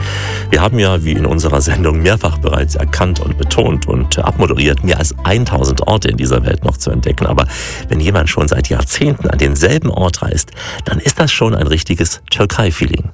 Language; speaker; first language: German; native; German